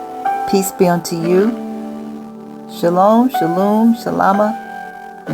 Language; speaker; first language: English; native; English